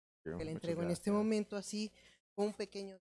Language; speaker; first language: Spanish; native; Spanish